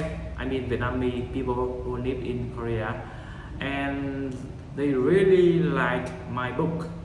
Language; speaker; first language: English; non-native, learner; Vietnamese